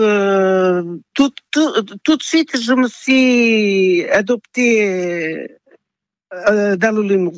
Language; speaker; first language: French; non-native, fluent; Portuguese